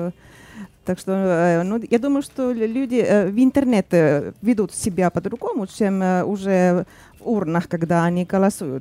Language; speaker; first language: Russian; non-native, fluent; Finnish